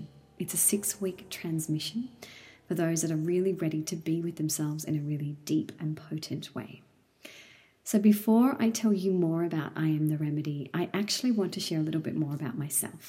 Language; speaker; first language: English; native; English